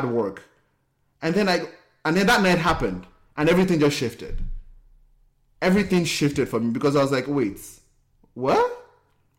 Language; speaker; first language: English; non-native, local second language; Yoruba